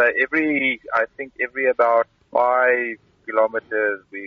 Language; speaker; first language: English; non-native, local second language; Afrikaans